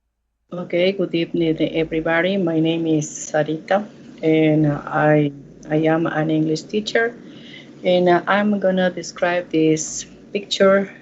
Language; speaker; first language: English; non-native, learner; Spanish